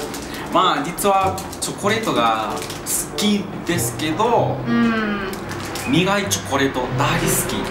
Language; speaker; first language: Japanese; non-native, learner; Spanish